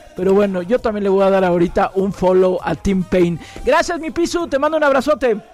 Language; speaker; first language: Spanish; native; Spanish